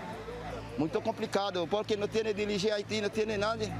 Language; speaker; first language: Portuguese; non-native, learner; Haitian Creole